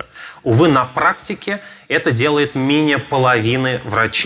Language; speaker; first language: Russian; native; Russian